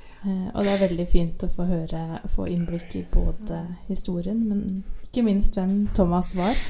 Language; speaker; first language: Norwegian; native; Norwegian